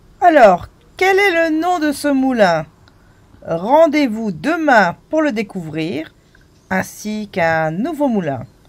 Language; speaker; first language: French; native; French